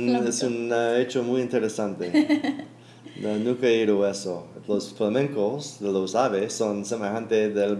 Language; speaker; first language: Spanish; non-native, fluent; English